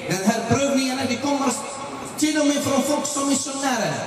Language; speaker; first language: Swedish; non-native, fluent; Arabic